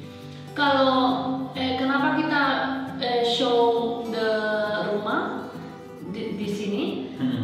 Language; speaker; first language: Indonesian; non-native, fluent; Spanish